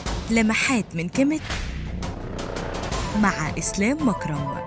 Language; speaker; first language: Arabic; native; Arabic